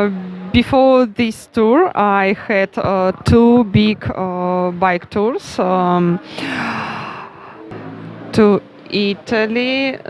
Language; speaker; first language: English; non-native, learner; Russian